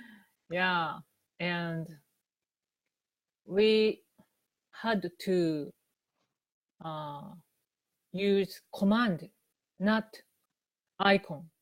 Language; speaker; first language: English; non-native, learner; Japanese